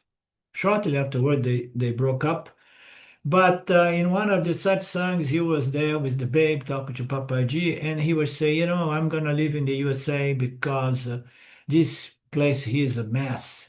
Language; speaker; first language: English; non-native, fluent; Portuguese